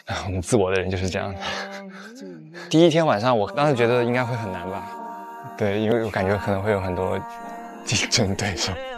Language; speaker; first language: Chinese; native; Chinese